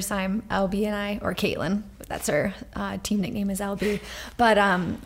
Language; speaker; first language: English; native; English